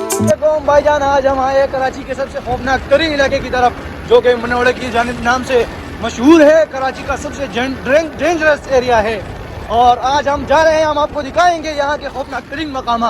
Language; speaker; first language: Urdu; non-native, local second language; Pashto